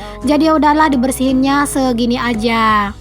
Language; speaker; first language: Indonesian; native; Indonesian